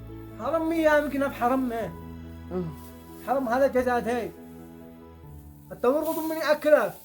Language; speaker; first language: Arabic; native; Arabic